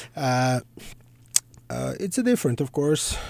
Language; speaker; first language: English; non-native, fluent; Serbian